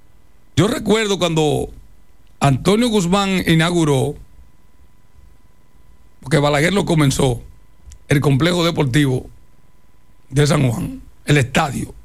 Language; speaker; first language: Spanish; native; Spanish